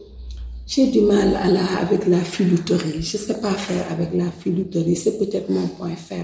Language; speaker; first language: French; non-native, local second language; Wolof